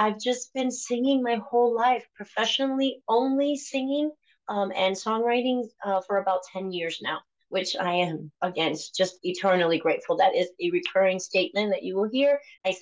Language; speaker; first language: English; early bilingual, other home language; Spanish